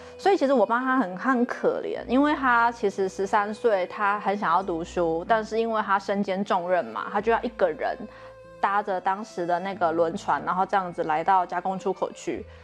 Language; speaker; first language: Chinese; native; Chinese